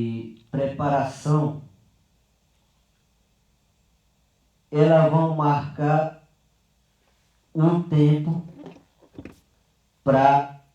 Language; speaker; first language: Portuguese; non-native, local second language; Yanomámi